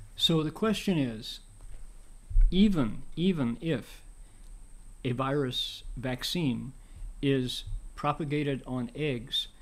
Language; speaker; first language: English; native; English